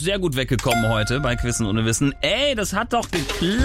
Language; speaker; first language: German; native; German